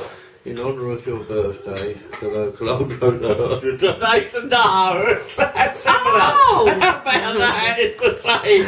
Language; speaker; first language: English; native; English